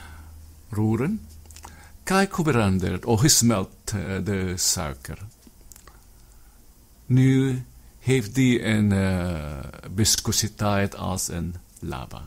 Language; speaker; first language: Dutch; non-native, learner; Filipino